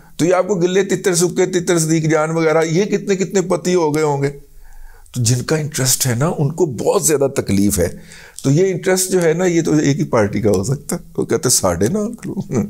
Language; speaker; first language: Urdu; non-native, local second language; Punjabi